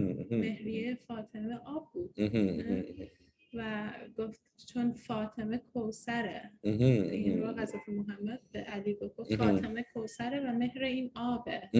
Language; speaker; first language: Persian; early bilingual, heritage; Persian